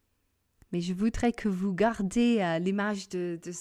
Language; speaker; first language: French; non-native, fluent; English